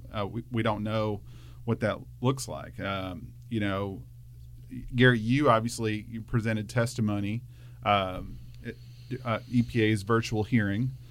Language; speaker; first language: English; native; English